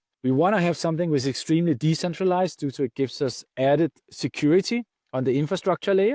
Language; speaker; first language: English; non-native, fluent; Danish